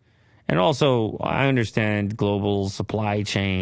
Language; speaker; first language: English; native; English